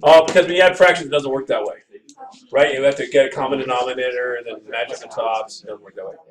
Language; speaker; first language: English; native; English